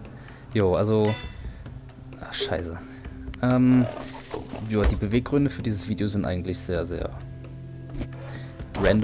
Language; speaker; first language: German; native; German